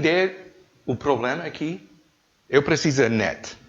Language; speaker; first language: Portuguese; non-native, learner; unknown